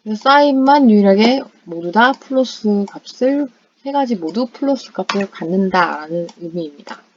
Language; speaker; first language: Korean; non-native, fluent; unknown